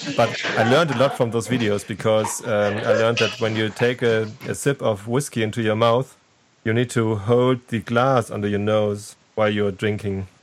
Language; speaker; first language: English; non-native, fluent; German